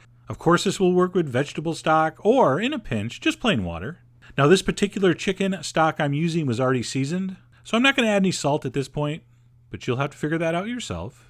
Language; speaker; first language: English; native; English